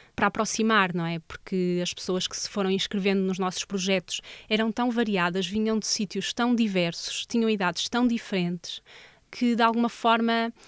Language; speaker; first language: Portuguese; native; Portuguese